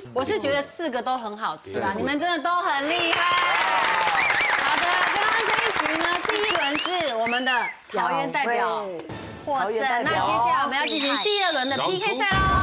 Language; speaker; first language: Chinese; native; Chinese